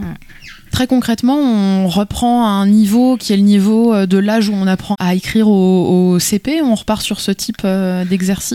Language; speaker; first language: French; native; French